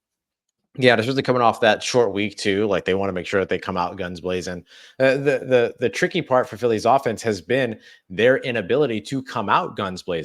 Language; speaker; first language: English; native; English